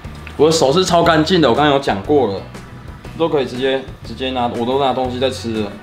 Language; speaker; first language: Chinese; native; Chinese